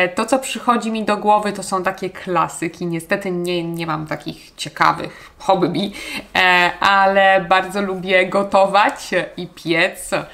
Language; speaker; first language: Polish; native; Polish